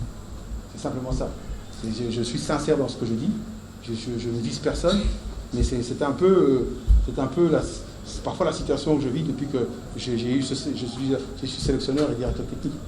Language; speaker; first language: French; native; French